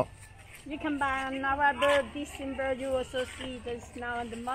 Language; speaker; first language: English; non-native, learner; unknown